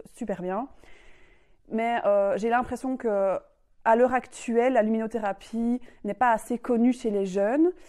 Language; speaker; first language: French; native; French